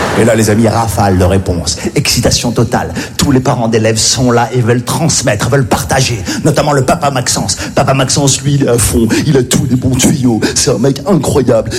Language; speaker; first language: French; native; French